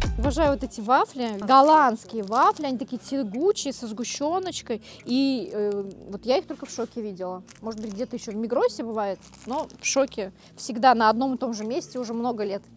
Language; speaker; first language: Russian; native; Russian